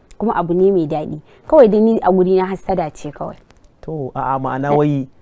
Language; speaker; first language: Hausa; non-native, local second language; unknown